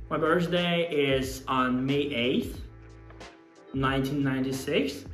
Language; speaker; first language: English; non-native, fluent; Russian